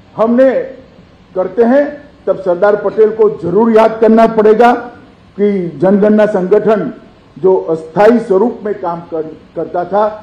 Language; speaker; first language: Hindi; non-native, local second language; Gujarati